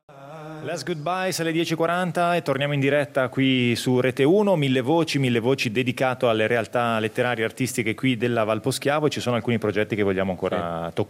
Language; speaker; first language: Italian; native; Italian